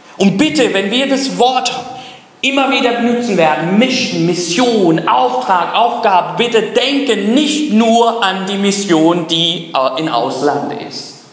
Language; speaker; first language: German; non-native, fluent; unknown